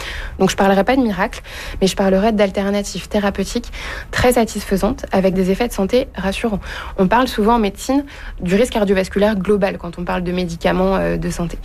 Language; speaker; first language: French; native; French